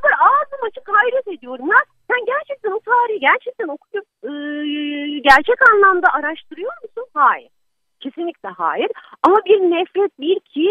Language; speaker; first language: Turkish; native; Turkish